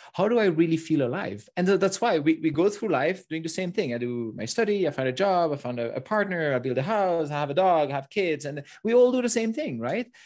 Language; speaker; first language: English; non-native, fluent; French